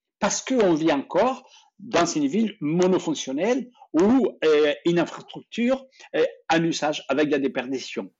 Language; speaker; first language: French; non-native, fluent; Spanish